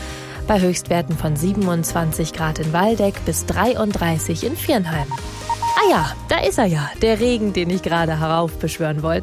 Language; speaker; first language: German; native; German